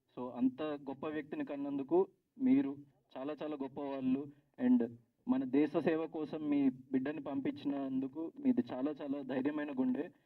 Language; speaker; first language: Telugu; native; Telugu